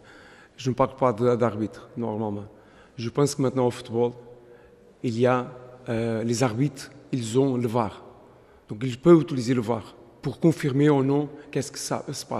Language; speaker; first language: French; non-native, fluent; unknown